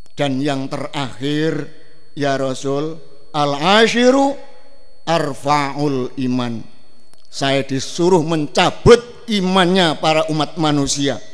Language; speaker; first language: Indonesian; non-native, local second language; Javanese